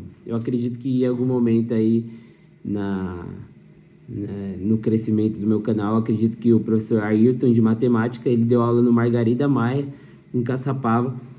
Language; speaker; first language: Portuguese; native; Portuguese